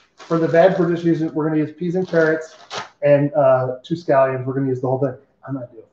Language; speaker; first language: English; native; English